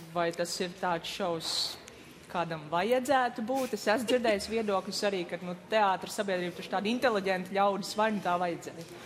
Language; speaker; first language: Latvian; native; Latvian